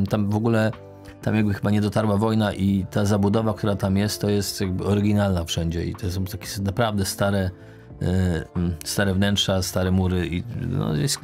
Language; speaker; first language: Polish; native; Polish